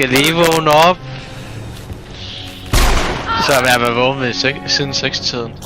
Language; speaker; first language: Danish; native; Danish